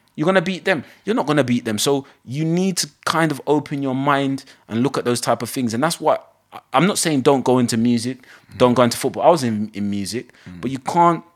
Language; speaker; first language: English; native; English